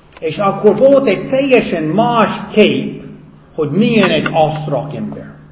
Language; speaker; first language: Hungarian; non-native, fluent; English